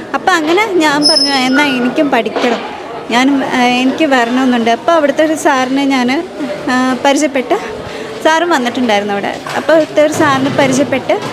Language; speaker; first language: Malayalam; non-native, local second language; Hindi